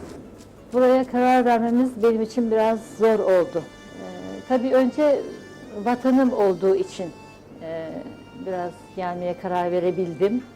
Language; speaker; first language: Turkish; non-native, local second language; Adyghe